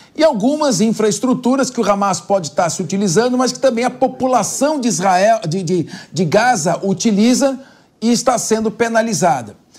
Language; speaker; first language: Portuguese; native; Portuguese